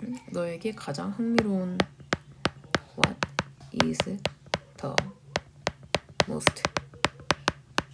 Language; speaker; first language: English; non-native, fluent; Korean